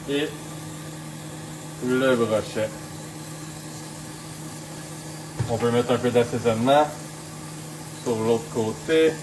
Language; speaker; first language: French; native; French